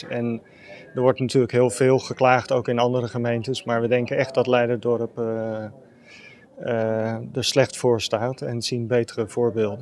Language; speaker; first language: Dutch; native; Dutch